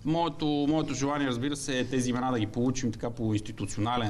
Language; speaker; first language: Bulgarian; native; Bulgarian